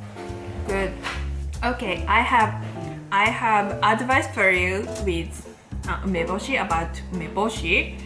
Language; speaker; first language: English; non-native, learner; Japanese